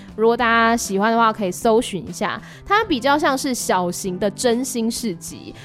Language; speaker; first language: Chinese; native; Chinese